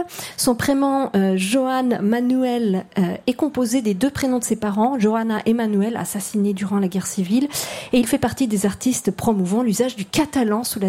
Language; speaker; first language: French; native; French